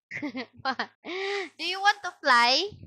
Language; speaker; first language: English; non-native, local second language; Filipino